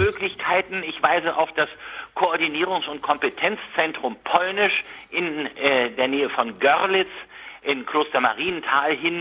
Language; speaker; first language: German; native; German